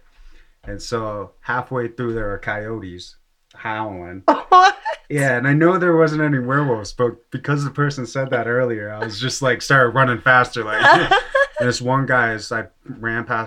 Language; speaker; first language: English; native; English